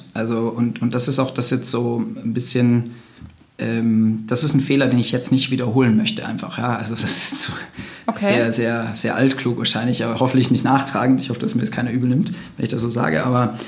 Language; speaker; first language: German; native; German